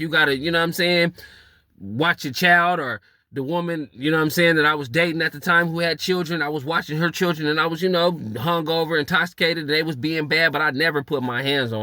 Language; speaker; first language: English; native; English